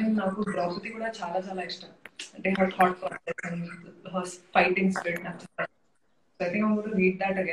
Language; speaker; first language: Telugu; non-native, fluent; Hindi